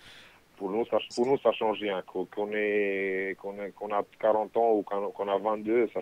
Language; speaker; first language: French; non-native, fluent; Romanian